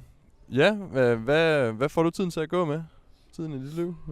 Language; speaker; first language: Danish; native; Danish